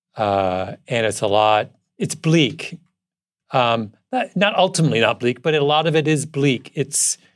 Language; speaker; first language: English; native; English